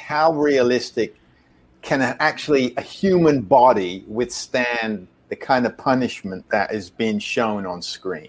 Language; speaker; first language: English; native; English